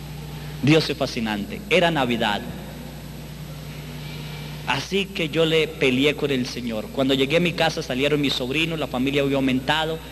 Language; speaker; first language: Spanish; native; Spanish